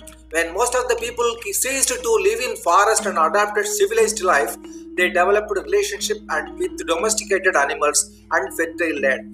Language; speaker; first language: English; non-native, local second language; Tamil